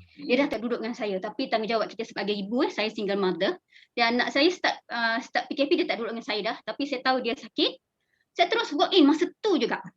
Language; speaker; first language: Malay; native; Malay